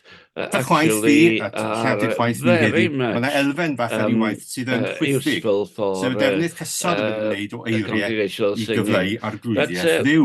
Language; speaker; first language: Welsh; native; Welsh